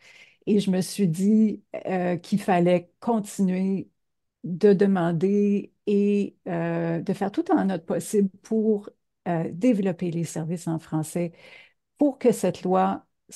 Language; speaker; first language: French; native; French